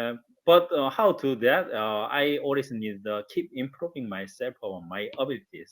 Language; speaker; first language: English; non-native, learner; Korean